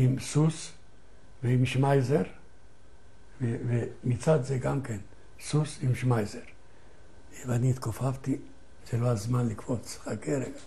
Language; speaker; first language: Hebrew; non-native, fluent; Ladino